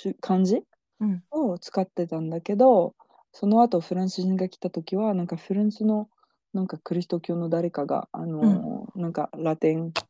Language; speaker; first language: Japanese; non-native, fluent; French